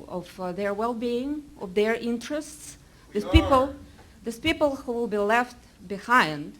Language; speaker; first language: English; non-native, fluent; Russian